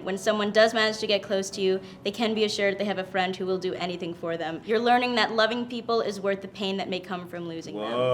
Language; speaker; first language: English; native; English